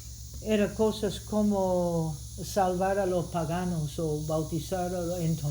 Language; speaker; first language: Spanish; non-native, fluent; English